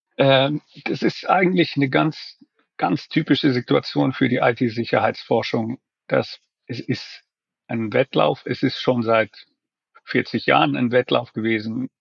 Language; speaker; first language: German; non-native, fluent; Finnish